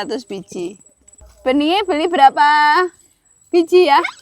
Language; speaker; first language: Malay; non-native, local second language; Javanese